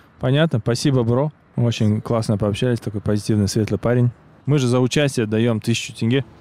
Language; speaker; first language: Russian; native; Russian